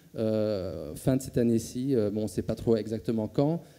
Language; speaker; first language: French; native; French